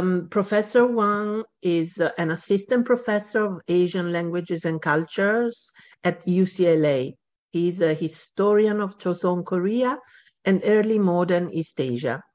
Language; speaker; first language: English; non-native, fluent; Italian